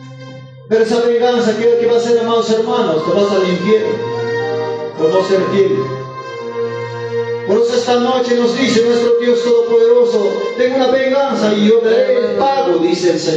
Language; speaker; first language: Spanish; non-native, local second language; Quechua